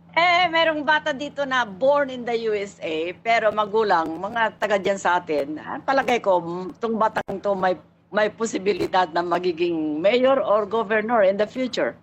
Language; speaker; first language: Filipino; non-native, local second language; Pangasinan